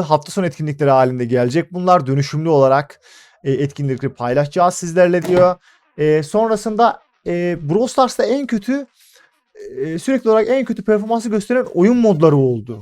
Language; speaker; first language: Turkish; native; Turkish